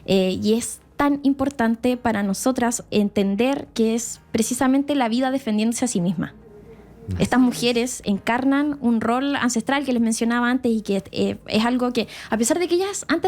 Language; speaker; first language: Spanish; native; Spanish